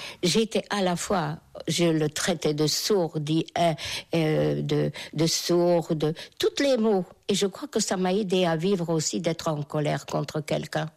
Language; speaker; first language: French; non-native, fluent; Hungarian